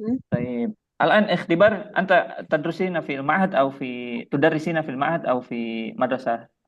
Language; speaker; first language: Arabic; non-native, fluent; Indonesian